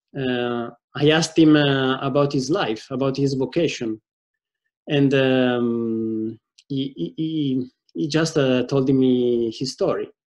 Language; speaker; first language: English; non-native, fluent; Italian